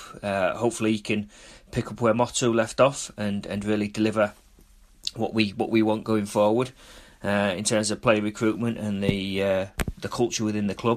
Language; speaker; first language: English; native; English